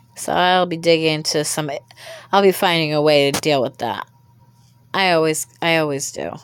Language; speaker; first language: English; native; English